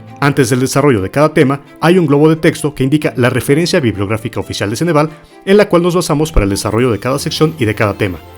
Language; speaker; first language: Spanish; native; Spanish